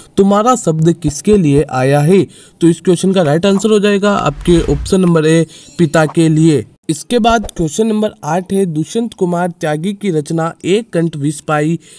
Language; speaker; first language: Hindi; native; Hindi